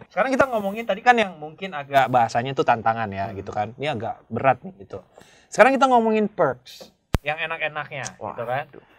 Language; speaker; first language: Indonesian; native; Indonesian